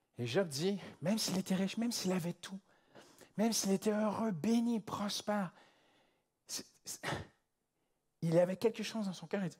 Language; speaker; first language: French; native; French